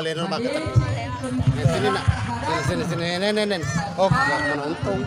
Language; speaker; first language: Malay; non-native, local second language; Buginese